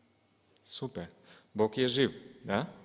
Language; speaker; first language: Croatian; non-native, learner; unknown